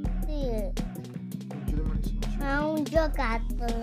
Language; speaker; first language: Italian; early bilingual, heritage; Italian